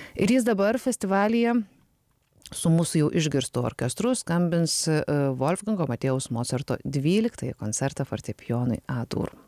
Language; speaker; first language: Lithuanian; native; Lithuanian